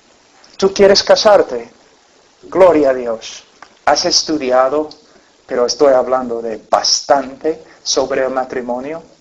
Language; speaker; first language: Spanish; non-native, fluent; English